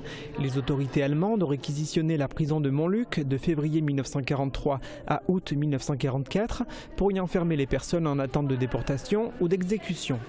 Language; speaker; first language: French; native; French